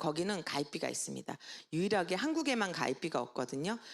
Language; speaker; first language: Korean; native; Korean